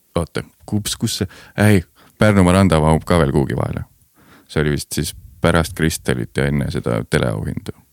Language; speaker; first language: Estonian; native; Estonian